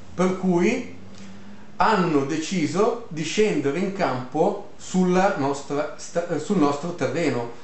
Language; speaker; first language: Italian; native; Italian